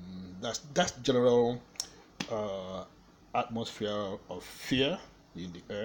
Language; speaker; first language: English; non-native, local second language; Igbo